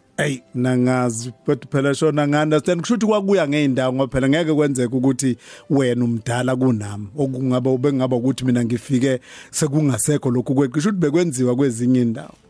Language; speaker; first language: Zulu; native; Zulu